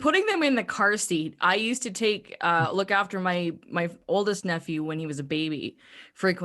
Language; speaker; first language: English; native; English